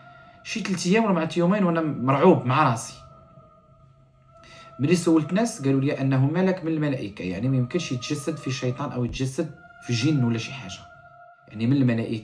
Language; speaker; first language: Arabic; native; Arabic